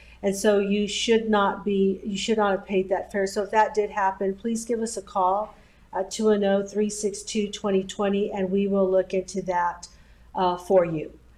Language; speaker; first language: English; native; English